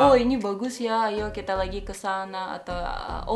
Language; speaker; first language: Indonesian; non-native, fluent; Russian